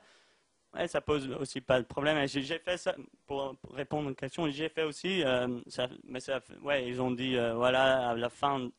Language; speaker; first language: French; non-native, learner; Dutch